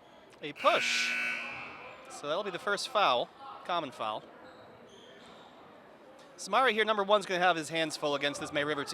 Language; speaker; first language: English; native; English